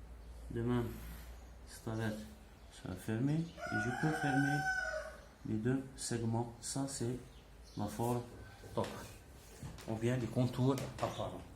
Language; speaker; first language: French; non-native, local second language; Arabic